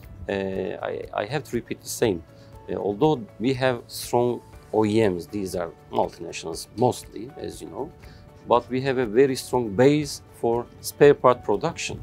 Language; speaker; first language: English; non-native, fluent; Turkish